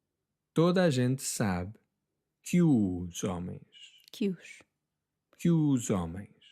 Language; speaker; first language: Portuguese; non-native, fluent; English